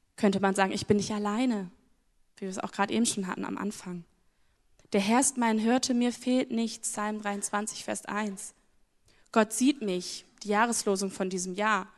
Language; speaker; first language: German; native; German